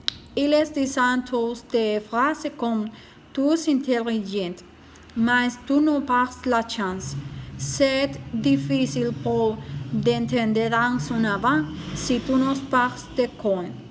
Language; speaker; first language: French; non-native, learner; Spanish